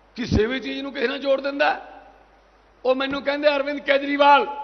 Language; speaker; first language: Hindi; non-native, local second language; Punjabi